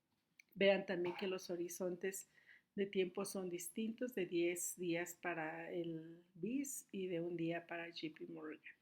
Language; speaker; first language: Spanish; native; Spanish